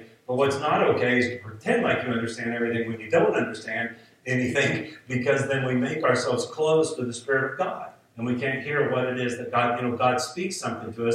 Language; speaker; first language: English; native; English